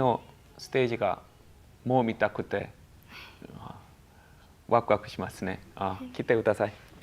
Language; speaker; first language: Japanese; non-native, learner; Korean